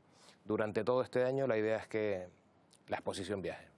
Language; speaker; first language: Spanish; native; Spanish